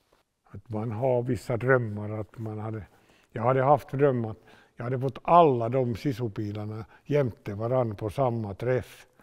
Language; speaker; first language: Swedish; non-native, local second language; Finnish